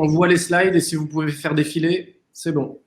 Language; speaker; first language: French; native; French